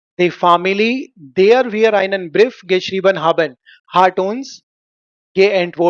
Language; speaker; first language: German; non-native, fluent; Hindi